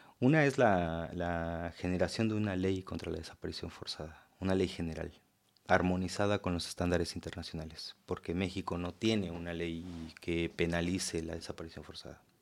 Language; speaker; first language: Spanish; native; Spanish